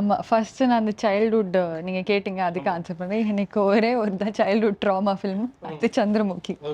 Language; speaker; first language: Tamil; early bilingual, heritage; Tamil